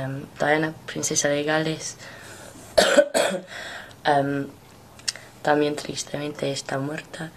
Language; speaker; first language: Spanish; non-native, fluent; English